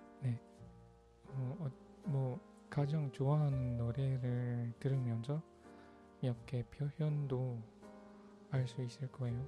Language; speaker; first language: Korean; non-native, learner; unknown